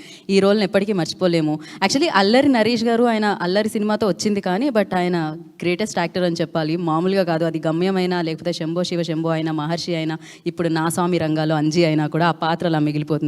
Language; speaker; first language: Telugu; native; Telugu